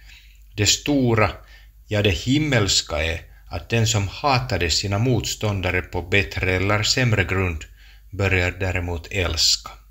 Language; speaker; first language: Swedish; non-native, local second language; Finnish